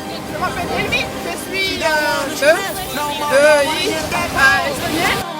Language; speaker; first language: French; non-native, learner; Estonian